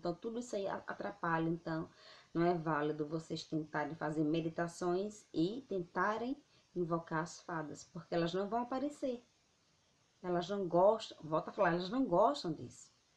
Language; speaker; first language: Portuguese; native; Portuguese